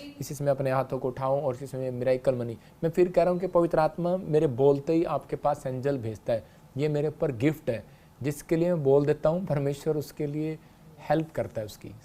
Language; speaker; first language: Hindi; non-native, local second language; Punjabi